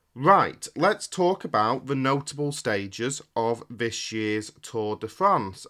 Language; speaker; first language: English; native; English